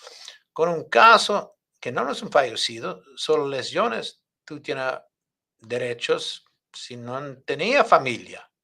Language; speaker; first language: Spanish; non-native, fluent; English